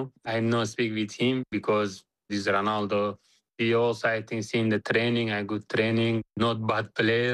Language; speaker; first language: English; non-native, learner; Uzbek